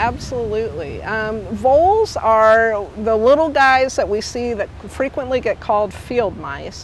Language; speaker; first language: English; native; English